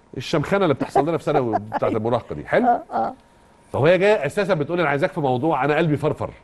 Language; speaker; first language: Arabic; native; Arabic